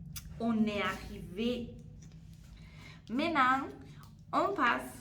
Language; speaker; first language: French; non-native, fluent; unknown